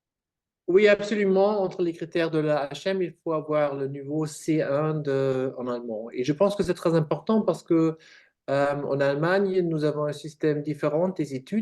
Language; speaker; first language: French; non-native, fluent; German